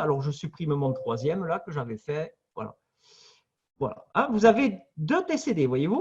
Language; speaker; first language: French; native; French